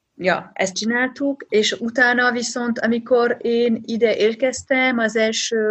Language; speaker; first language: Hungarian; non-native, fluent; French